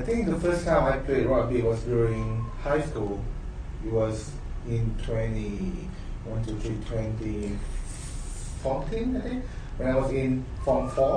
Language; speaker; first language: English; non-native, local second language; Malay